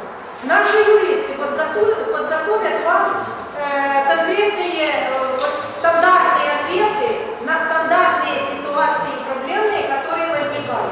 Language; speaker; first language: Russian; non-native, local second language; Ukrainian